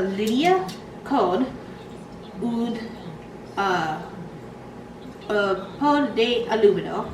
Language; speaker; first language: Spanish; non-native, learner; English